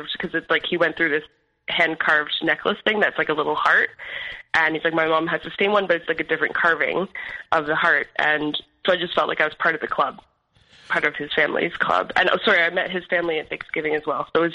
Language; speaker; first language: English; native; English